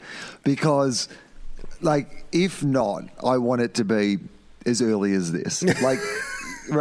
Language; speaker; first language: English; native; English